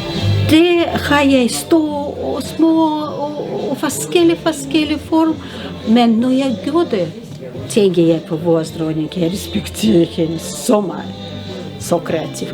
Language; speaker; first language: Danish; non-native, learner; Russian